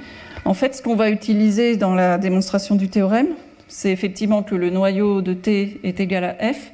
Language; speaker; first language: French; native; French